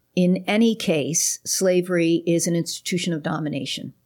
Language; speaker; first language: English; native; English